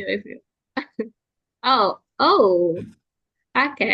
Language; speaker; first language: English; non-native, fluent; Indonesian